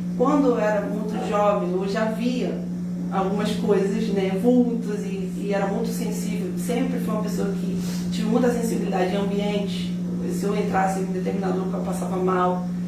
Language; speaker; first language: Portuguese; early bilingual, heritage; Portuguese